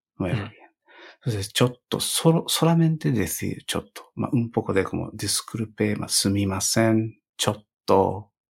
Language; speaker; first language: Spanish; non-native, fluent; Japanese